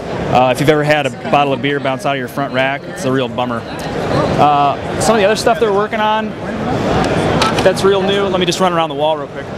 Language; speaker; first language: English; native; English